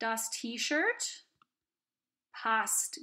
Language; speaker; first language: German; non-native, fluent; English